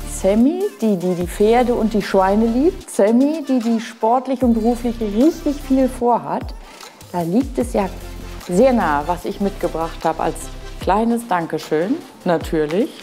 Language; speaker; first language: German; native; German